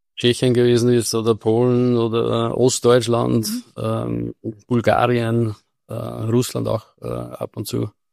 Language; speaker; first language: German; native; German